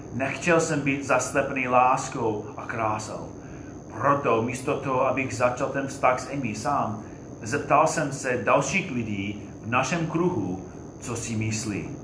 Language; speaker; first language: Czech; non-native, fluent; English